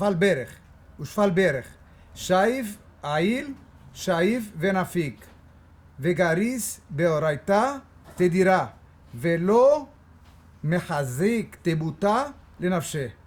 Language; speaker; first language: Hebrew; non-native, fluent; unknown